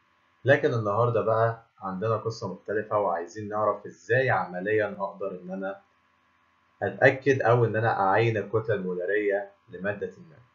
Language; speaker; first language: Arabic; native; Arabic